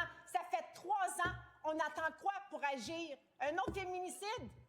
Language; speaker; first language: French; native; French